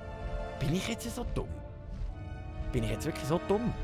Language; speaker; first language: German; native; German